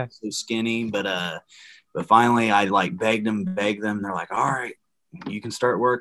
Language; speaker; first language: English; native; English